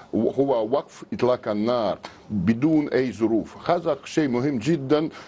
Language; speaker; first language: Arabic; non-native, learner; Russian